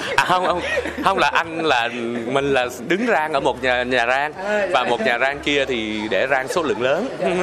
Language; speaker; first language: Vietnamese; native; Vietnamese